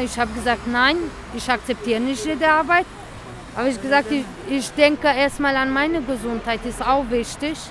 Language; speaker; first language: German; non-native, learner; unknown